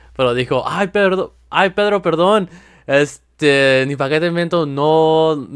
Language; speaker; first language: Spanish; early bilingual, heritage; Spanish